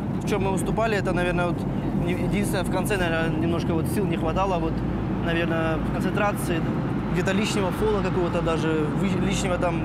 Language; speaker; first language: Russian; native; Russian